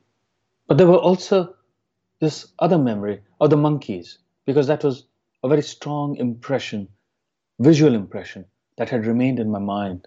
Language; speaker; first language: English; non-native, local second language; Hindi